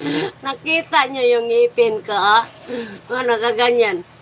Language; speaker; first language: Filipino; native; Filipino